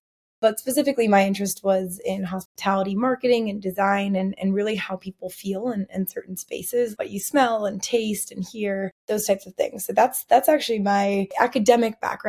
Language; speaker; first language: English; native; English